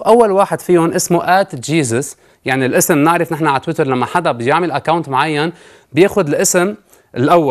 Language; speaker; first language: Arabic; native; Arabic